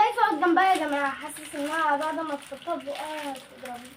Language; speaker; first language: Arabic; native; Arabic